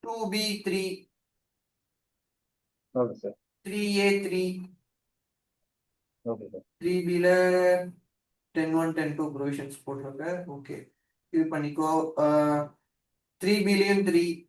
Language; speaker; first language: Tamil; native; Tamil